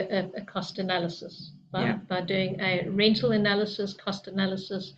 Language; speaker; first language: English; native; English